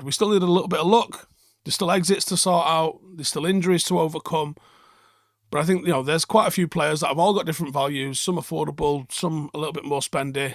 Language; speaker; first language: English; native; English